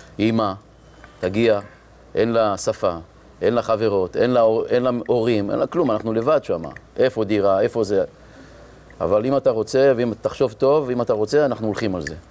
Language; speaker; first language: Hebrew; native; Hebrew